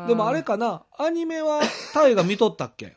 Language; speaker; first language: Japanese; native; Japanese